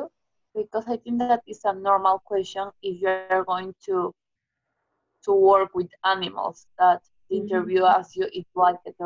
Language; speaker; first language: English; non-native, learner; Spanish